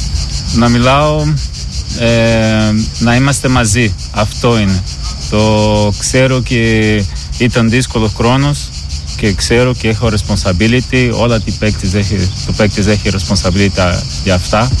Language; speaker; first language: Greek; non-native, learner; Portuguese